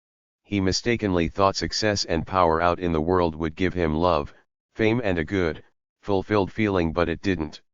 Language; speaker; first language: English; native; English